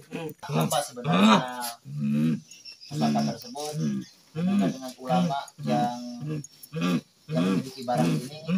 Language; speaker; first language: Indonesian; native; Indonesian